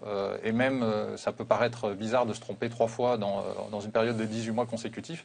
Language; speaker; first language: French; native; French